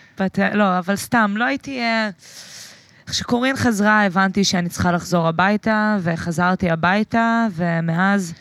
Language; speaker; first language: Hebrew; native; Hebrew